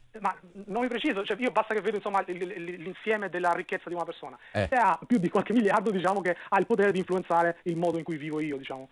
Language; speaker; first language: Italian; non-native, fluent; Albanian